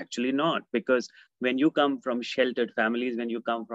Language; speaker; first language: English; non-native, local second language; Hindi